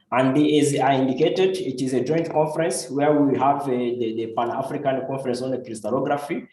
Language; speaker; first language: English; non-native, local second language; Kinyarwanda